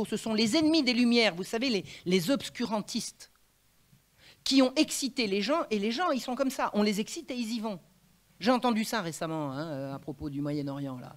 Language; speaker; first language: French; native; French